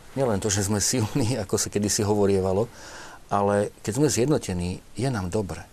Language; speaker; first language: Slovak; native; Slovak